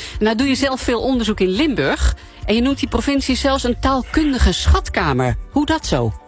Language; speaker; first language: Dutch; native; Dutch